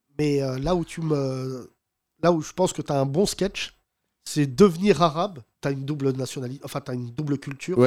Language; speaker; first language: French; early bilingual, other home language; Arabic